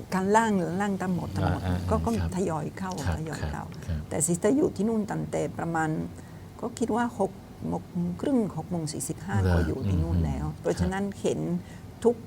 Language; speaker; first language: Thai; non-native, fluent; Spanish